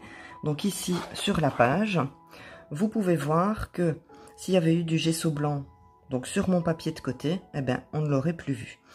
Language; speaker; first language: French; native; French